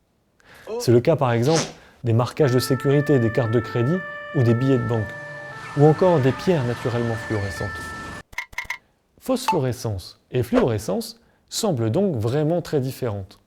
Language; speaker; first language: French; native; French